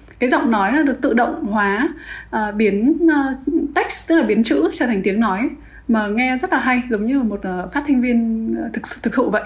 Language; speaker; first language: Vietnamese; native; Vietnamese